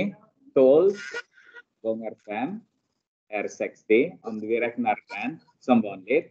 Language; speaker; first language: Swedish; non-native, fluent; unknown